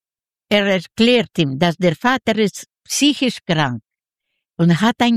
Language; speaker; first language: German; non-native, learner; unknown